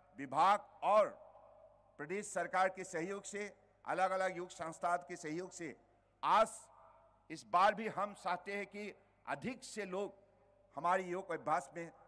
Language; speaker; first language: Hindi; native; Hindi